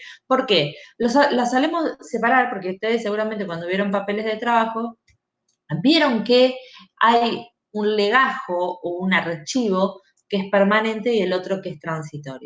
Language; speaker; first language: Spanish; native; Spanish